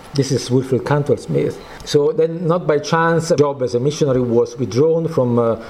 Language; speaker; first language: English; non-native, fluent; Italian